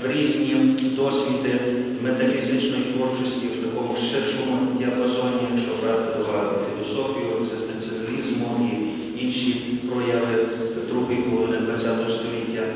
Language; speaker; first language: Ukrainian; native; Ukrainian